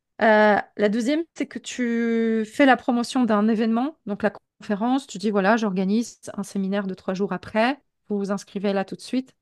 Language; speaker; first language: French; non-native, fluent; Polish